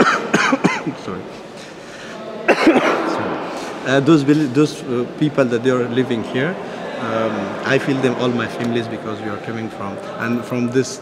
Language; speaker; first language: English; non-native, fluent; Persian